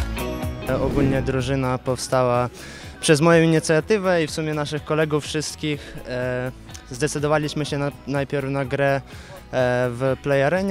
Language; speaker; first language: Polish; non-native, fluent; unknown